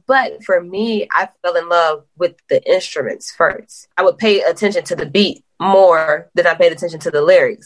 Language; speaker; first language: English; native; English